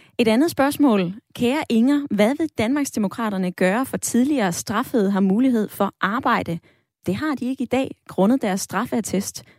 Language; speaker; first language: Danish; native; Danish